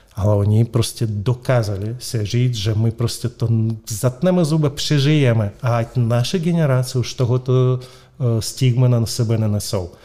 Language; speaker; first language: Czech; non-native, fluent; Russian